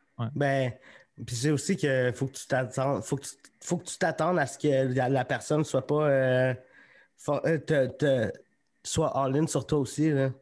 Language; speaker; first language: French; native; French